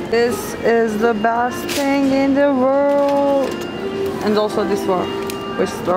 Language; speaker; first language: English; non-native, fluent; Turkish